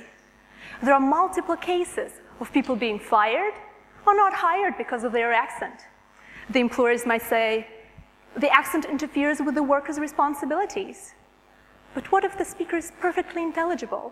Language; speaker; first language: English; non-native, fluent; Russian